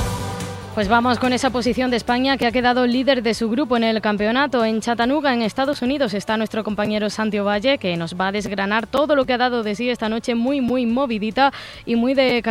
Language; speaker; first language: Spanish; native; Spanish